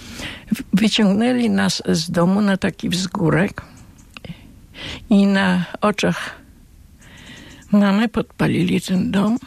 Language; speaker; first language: Polish; non-native, local second language; Ukrainian